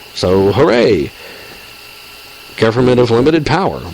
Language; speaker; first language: English; native; English